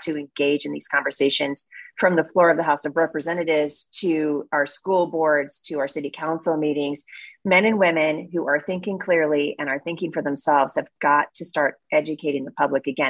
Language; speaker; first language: English; native; English